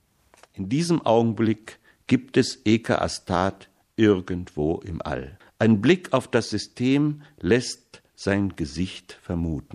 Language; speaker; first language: German; early bilingual, heritage; German